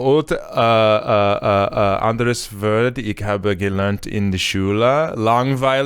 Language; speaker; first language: German; non-native, learner; English